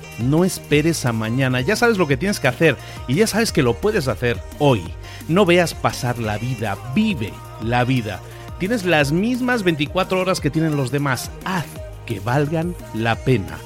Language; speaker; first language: Spanish; native; Spanish